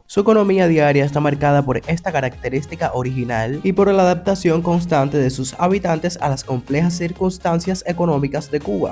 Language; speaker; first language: Spanish; native; Spanish